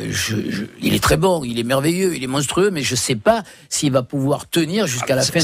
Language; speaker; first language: French; native; French